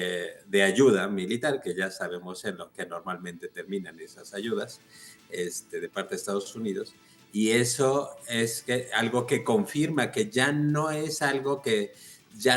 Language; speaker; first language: Spanish; native; Spanish